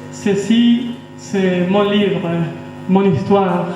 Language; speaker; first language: French; non-native, fluent; Spanish